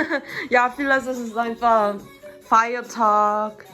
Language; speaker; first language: German; non-native, learner; Korean